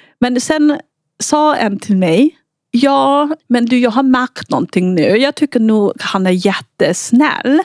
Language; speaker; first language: Swedish; non-native, fluent; German